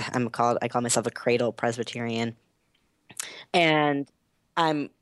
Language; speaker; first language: English; native; English